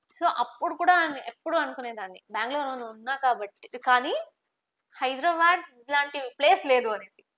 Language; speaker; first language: Telugu; non-native, local second language; Tamil